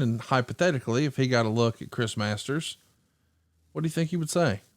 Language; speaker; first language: English; native; English